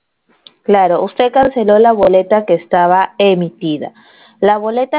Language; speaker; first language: Spanish; native; Spanish